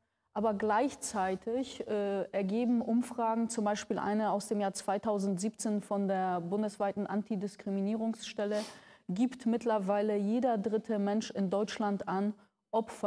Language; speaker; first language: German; early bilingual, other home language; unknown